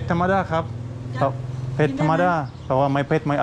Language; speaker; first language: Thai; non-native, learner; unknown